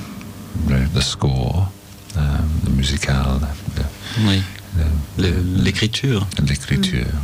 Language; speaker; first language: French; non-native, learner; English